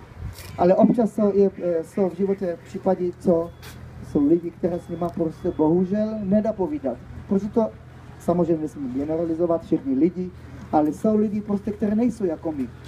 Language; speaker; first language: Czech; early bilingual, heritage; Czech